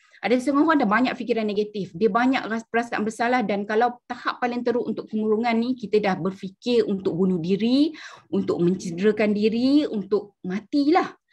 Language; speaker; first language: Malay; native; Malay